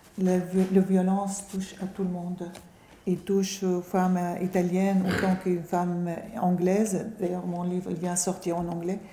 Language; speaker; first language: French; non-native, fluent; Arabic